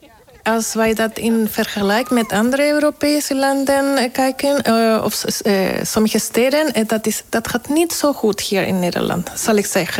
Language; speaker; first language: Dutch; non-native, fluent; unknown